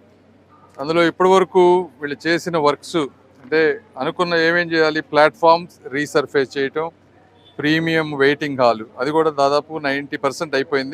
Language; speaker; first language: Telugu; native; Telugu